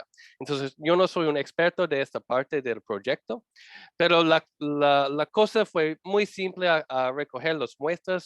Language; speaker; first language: Spanish; non-native, learner; English